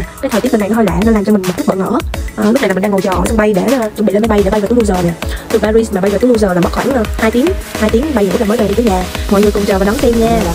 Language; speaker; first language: Vietnamese; native; Vietnamese